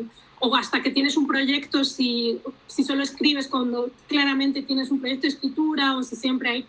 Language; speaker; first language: Spanish; native; Spanish